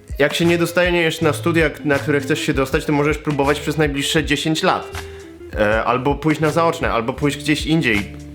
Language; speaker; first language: Polish; native; Polish